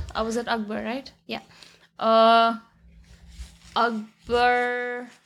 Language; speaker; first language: English; non-native, local second language; Hindi